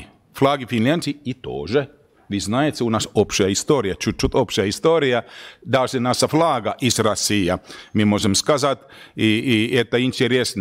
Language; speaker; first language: Russian; non-native, learner; Finnish